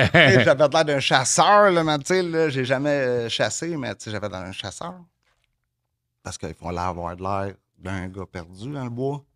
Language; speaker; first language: French; native; French